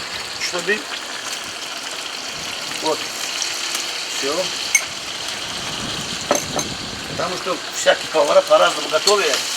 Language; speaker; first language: Russian; non-native, local second language; Tajik